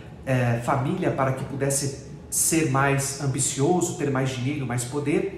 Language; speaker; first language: Portuguese; native; Portuguese